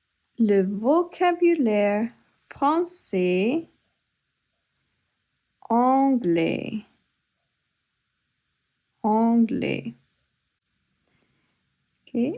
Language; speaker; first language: French; non-native, fluent; English